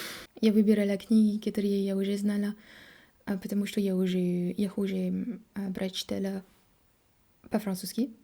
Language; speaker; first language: Russian; non-native, learner; French